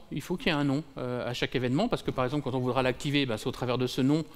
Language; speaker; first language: French; native; French